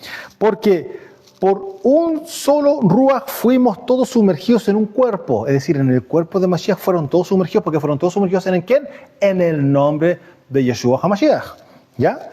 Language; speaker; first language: Spanish; native; Spanish